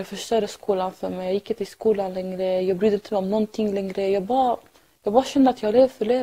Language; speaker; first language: Swedish; early bilingual, other home language; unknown